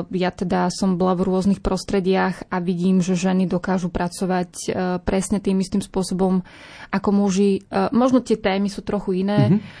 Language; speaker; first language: Slovak; native; Slovak